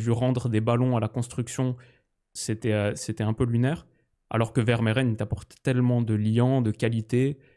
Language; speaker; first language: French; native; French